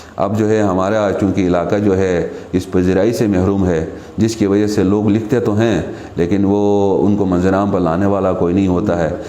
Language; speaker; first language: Urdu; non-native, local second language; Shina